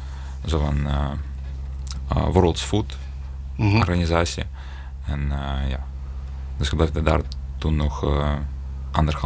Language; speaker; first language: Dutch; non-native, fluent; Ukrainian